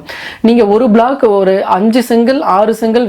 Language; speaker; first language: Tamil; native; Tamil